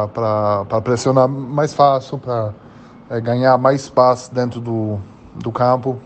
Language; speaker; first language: Portuguese; early bilingual, heritage; German